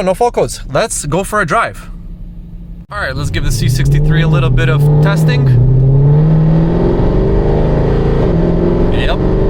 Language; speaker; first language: English; native; English